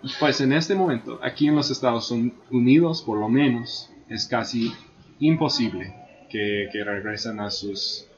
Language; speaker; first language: Spanish; non-native, fluent; English